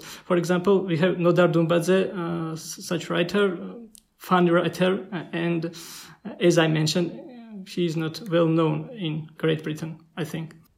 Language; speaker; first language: English; non-native, fluent; Georgian